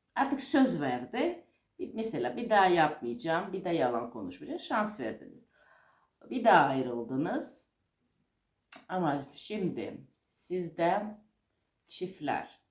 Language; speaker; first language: Turkish; non-native, fluent; Russian